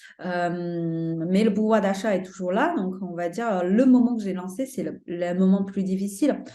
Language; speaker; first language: French; non-native, fluent; Chinese